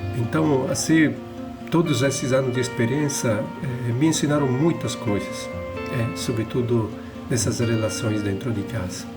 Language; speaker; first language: Portuguese; non-native, fluent; Italian